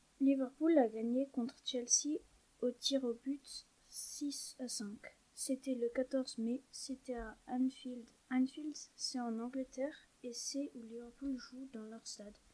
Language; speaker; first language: French; non-native, learner; German